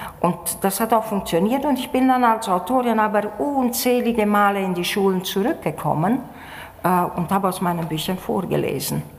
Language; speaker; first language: German; native; German